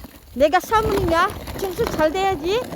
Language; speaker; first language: Korean; non-native, learner; Filipino